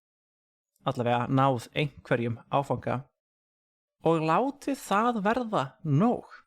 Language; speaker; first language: Icelandic; non-native, fluent; English